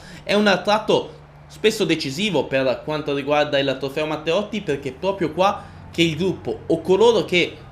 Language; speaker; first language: Italian; native; Italian